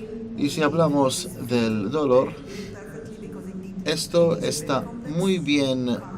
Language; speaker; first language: Spanish; non-native, fluent; Italian